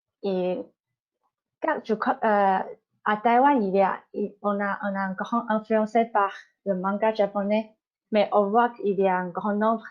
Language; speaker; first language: French; non-native, fluent; Chinese